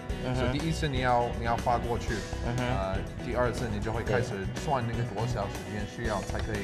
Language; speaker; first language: Chinese; non-native, fluent; English